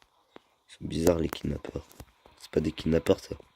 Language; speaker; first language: French; native; French